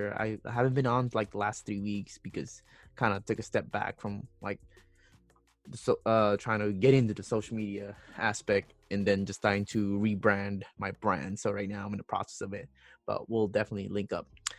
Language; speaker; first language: English; non-native, local second language; Filipino